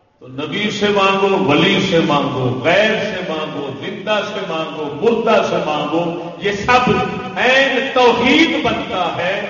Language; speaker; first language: Urdu; non-native, local second language; Punjabi